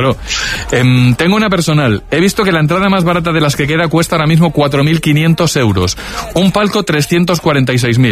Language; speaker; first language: Spanish; native; Spanish